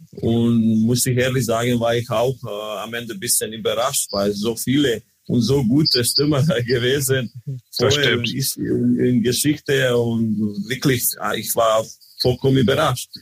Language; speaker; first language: German; non-native, learner; Croatian